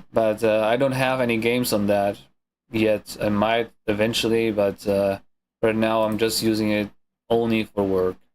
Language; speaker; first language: English; non-native, fluent; German